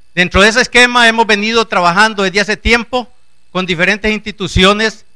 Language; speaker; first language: Spanish; native; Spanish